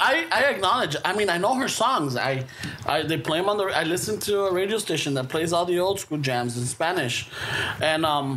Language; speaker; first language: English; early bilingual, other home language; Spanish